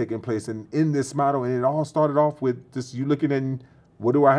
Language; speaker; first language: English; native; English